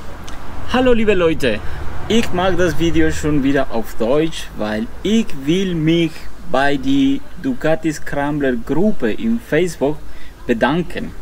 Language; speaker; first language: German; non-native, fluent; Spanish